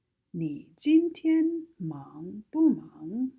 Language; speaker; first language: Chinese; non-native, fluent; English